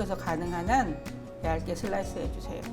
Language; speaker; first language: Korean; native; Korean